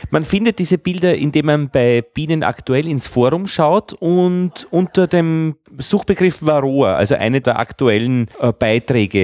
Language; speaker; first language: German; native; German